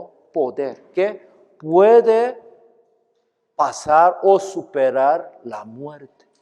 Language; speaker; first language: Spanish; non-native, fluent; Korean